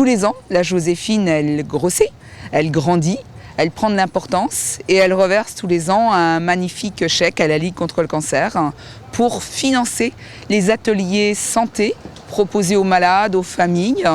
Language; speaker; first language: French; native; French